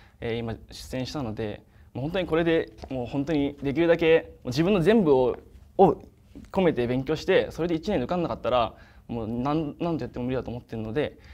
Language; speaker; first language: Japanese; native; Japanese